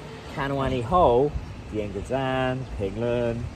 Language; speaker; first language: Chinese; non-native, learner; English